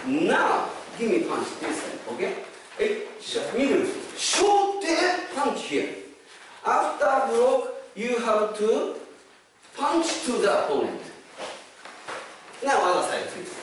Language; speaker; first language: English; non-native, fluent; Japanese